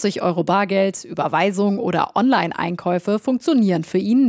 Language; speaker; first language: German; native; German